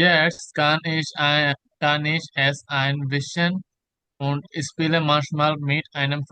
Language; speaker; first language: German; non-native, learner; Bangla